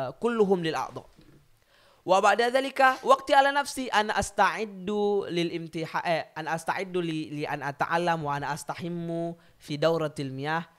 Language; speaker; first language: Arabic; non-native, learner; Indonesian